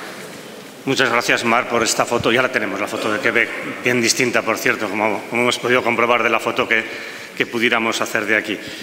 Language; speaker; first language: Spanish; native; Spanish